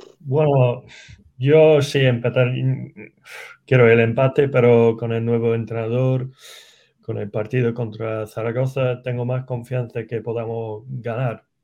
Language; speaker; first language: Spanish; non-native, learner; English